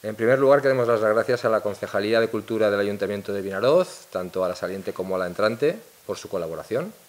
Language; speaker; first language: Spanish; non-native, local second language; Catalan